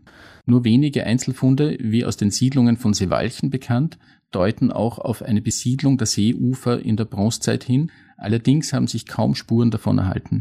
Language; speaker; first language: German; native; German